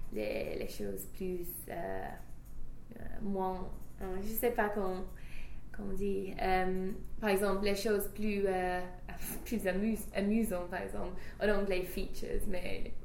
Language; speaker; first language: French; non-native, fluent; English